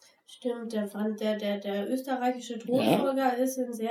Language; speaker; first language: German; native; German